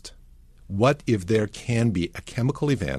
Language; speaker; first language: English; non-native, fluent; Serbian